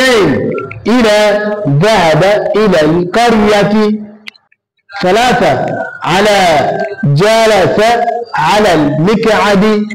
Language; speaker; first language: Arabic; non-native, fluent; Swahili